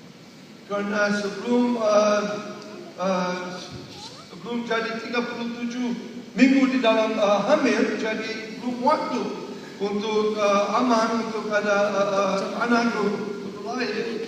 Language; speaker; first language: Indonesian; non-native, learner; English